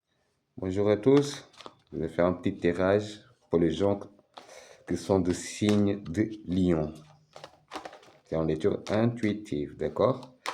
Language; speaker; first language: French; non-native, fluent; Portuguese